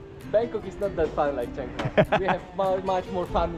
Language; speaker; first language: English; non-native, fluent; Polish